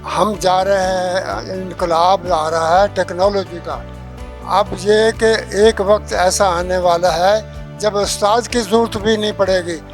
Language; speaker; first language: Urdu; non-native, local second language; Punjabi